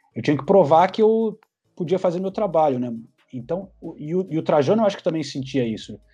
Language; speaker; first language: Portuguese; early bilingual, other home language; English